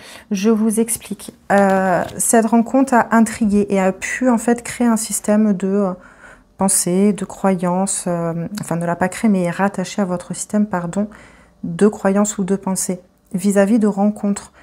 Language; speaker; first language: French; native; French